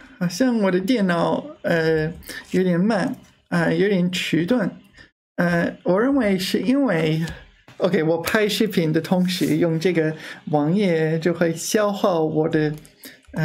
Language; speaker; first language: Chinese; non-native, learner; English